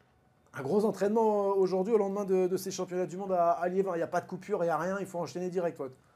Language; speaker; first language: French; native; French